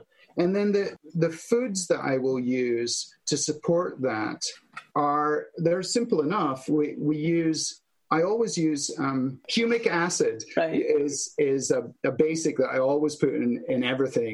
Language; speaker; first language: English; native; English